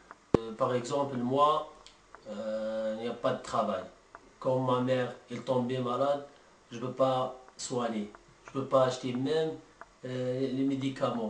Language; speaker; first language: French; non-native, learner; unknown